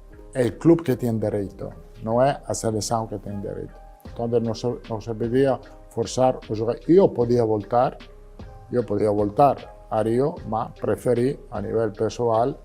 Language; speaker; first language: Portuguese; non-native, learner; Italian